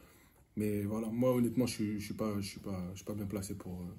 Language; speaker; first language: French; native; French